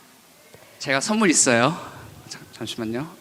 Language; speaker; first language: Korean; early bilingual, heritage; English